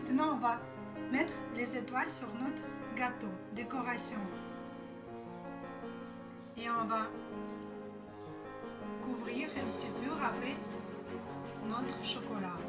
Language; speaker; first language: French; non-native, fluent; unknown